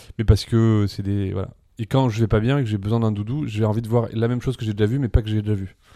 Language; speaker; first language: French; early bilingual, other home language; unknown